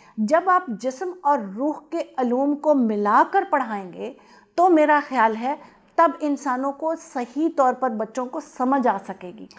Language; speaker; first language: Urdu; non-native, local second language; Punjabi